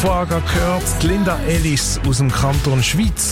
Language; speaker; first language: German; native; German